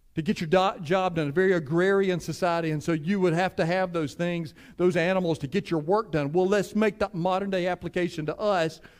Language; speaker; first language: English; native; English